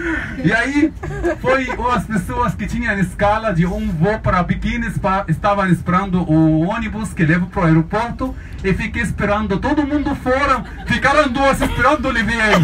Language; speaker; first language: Portuguese; non-native, learner; Arabic